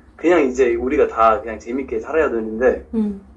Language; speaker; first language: Korean; non-native, fluent; English